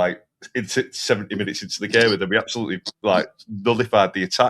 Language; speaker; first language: English; native; English